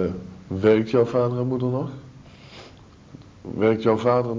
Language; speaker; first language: Dutch; native; Dutch